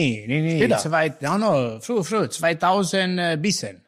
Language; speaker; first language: German; non-native, learner; Italian